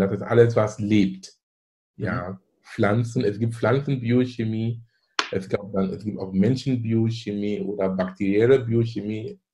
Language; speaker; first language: German; non-native, fluent; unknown